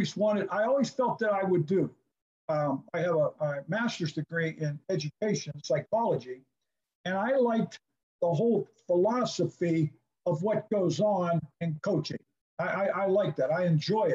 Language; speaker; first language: English; native; English